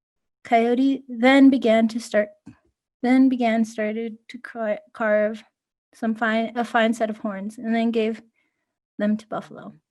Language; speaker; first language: English; native; English